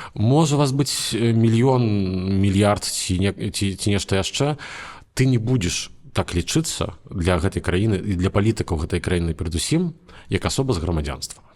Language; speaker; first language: Belarusian; native; Belarusian